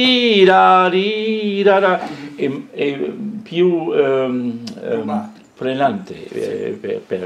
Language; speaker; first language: Italian; non-native, learner; German